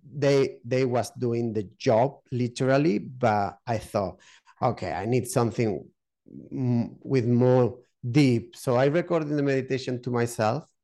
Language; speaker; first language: English; non-native, learner; Spanish